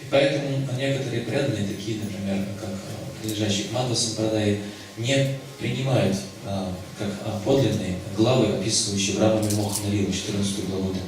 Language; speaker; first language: Russian; native; Russian